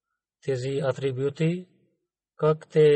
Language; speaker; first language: Bulgarian; non-native, learner; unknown